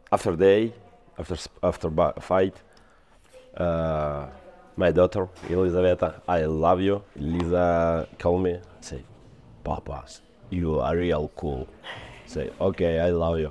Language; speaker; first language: English; non-native, learner; Ukrainian